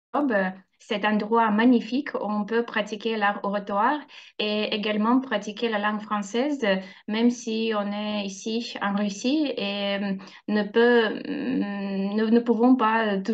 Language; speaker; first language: French; non-native, fluent; Russian